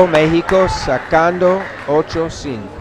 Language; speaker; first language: Spanish; non-native, learner; English